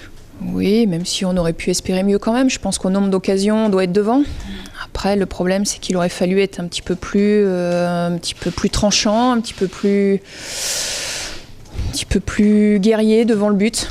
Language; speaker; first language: French; native; French